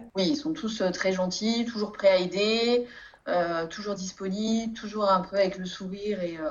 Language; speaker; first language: French; native; French